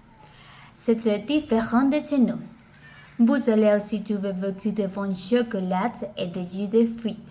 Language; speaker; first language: French; non-native, learner; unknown